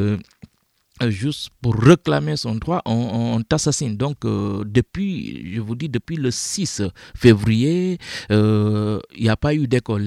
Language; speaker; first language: French; non-native, local second language; Fula